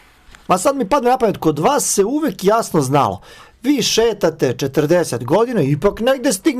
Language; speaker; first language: Bosnian; native; Bosnian